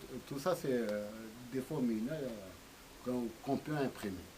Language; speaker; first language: French; non-native, local second language; Arabic